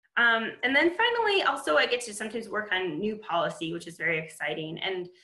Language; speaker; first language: English; native; English